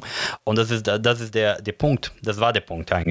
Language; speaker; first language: German; non-native, learner; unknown